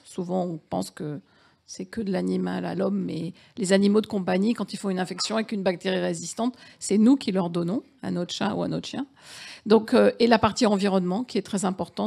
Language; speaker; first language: French; native; French